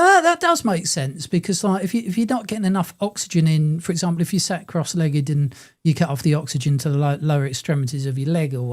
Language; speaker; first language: English; native; English